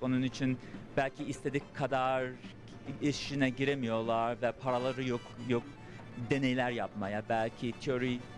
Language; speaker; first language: Turkish; early bilingual, heritage; English